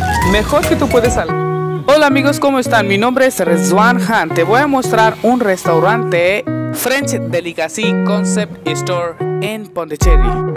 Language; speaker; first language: Spanish; non-native, learner; Hindi